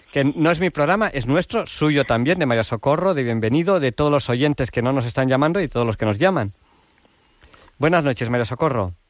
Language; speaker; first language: Spanish; native; Spanish